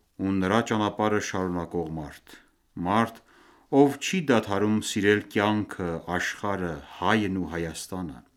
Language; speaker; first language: Armenian; early bilingual, heritage; Armenian